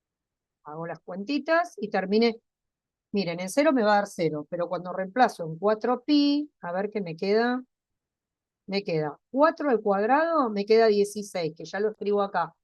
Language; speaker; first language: Spanish; native; Spanish